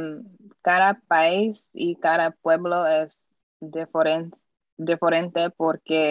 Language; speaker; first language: Spanish; non-native, learner; English